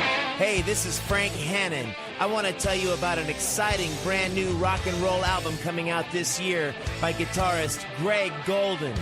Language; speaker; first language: English; native; English